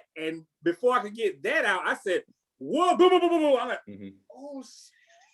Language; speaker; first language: English; native; English